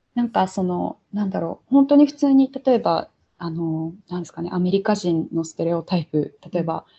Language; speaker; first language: Japanese; early bilingual, heritage; Japanese